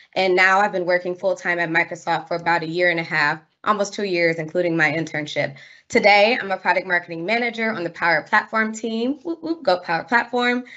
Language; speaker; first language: English; native; English